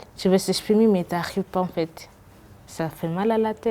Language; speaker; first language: French; non-native, learner; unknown